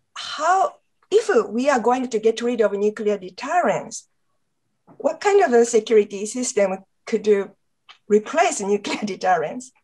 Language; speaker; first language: English; non-native, fluent; Japanese